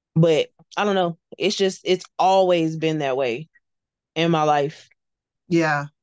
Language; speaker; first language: English; native; English